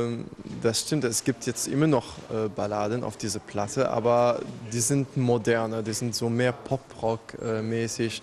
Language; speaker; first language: German; non-native, fluent; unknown